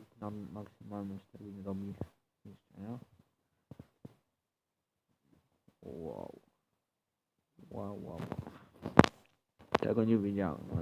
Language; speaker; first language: Polish; native; Polish